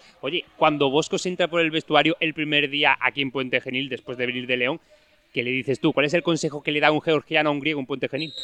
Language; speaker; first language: Spanish; native; Spanish